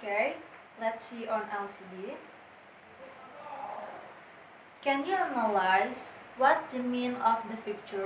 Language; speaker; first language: English; non-native, learner; Indonesian